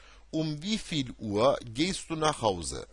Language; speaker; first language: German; non-native, fluent; Turkish